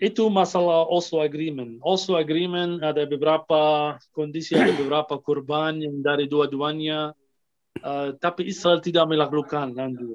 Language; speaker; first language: Indonesian; non-native, fluent; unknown